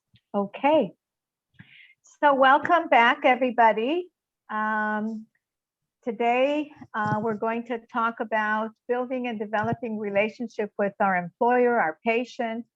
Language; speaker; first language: English; non-native, fluent; Hebrew